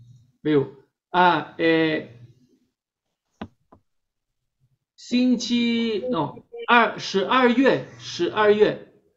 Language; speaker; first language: Chinese; non-native, fluent; Spanish